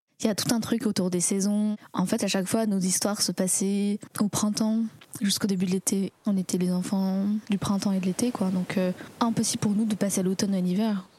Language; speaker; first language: French; early bilingual, other home language; Chinese